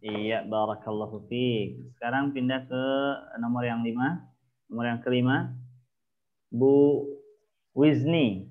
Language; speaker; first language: Indonesian; native; Indonesian